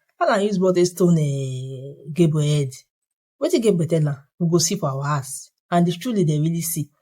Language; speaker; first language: Nigerian Pidgin; native; Nigerian Pidgin